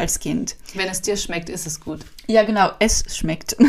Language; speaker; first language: German; non-native, learner; French